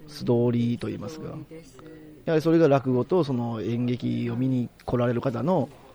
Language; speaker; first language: Japanese; native; Japanese